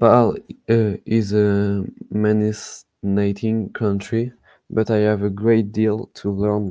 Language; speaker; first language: English; non-native, learner; French